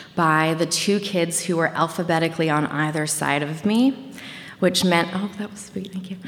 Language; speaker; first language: English; native; English